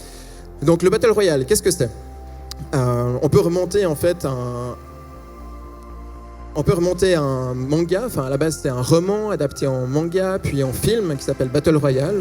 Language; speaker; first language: French; native; French